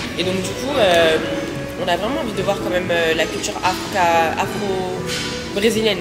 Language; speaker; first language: French; native; French